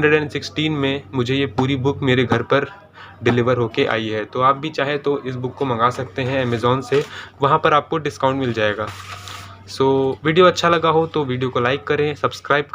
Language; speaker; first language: Hindi; native; Hindi